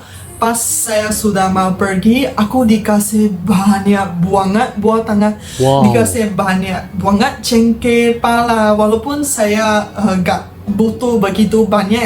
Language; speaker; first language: Indonesian; non-native, fluent; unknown